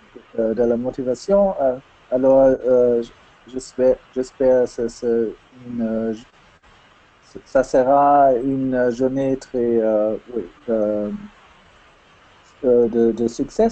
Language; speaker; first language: French; non-native, learner; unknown